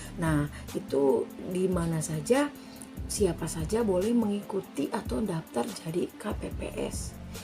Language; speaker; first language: Indonesian; native; Indonesian